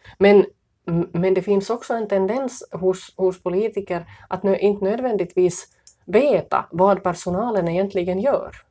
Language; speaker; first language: Swedish; native; Swedish